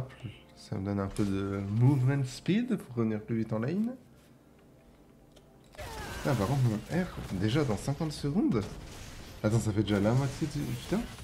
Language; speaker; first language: French; native; French